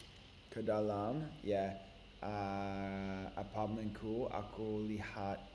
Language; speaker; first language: Indonesian; non-native, learner; English